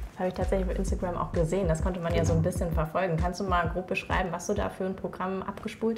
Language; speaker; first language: German; native; German